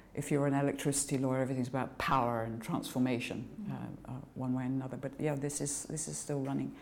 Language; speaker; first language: English; native; English